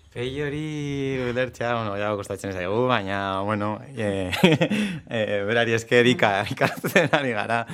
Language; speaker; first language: Basque; non-native, local second language; Spanish